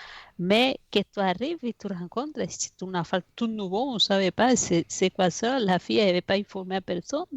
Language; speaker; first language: French; non-native, fluent; Spanish